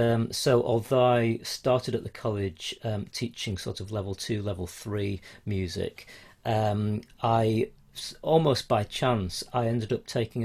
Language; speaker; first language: English; native; English